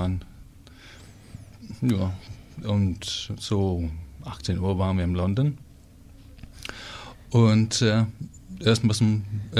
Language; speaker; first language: German; non-native, fluent; English